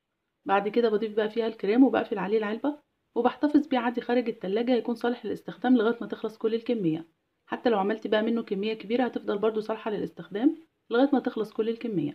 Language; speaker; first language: Arabic; native; Arabic